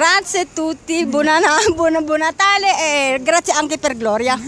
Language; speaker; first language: Italian; non-native, learner; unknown